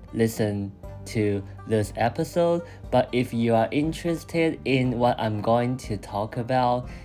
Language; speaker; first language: English; non-native, fluent; Chinese